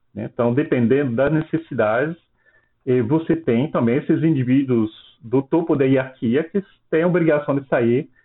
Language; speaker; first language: Portuguese; non-native, fluent; French